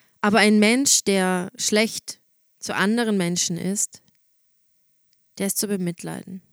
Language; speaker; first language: German; native; German